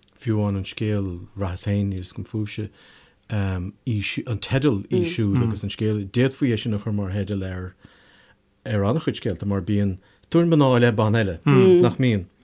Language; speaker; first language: Irish; native; Irish